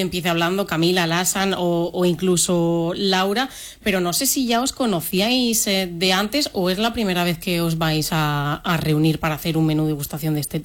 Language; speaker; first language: Spanish; native; Spanish